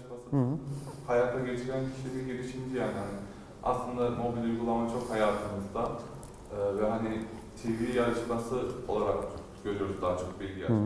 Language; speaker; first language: Turkish; native; Turkish